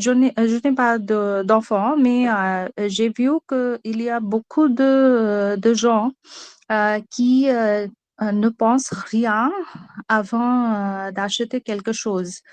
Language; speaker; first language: French; non-native, learner; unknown